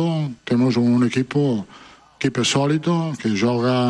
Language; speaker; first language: Portuguese; non-native, fluent; Italian